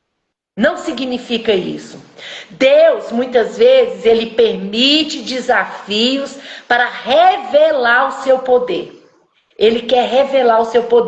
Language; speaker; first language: Portuguese; native; Portuguese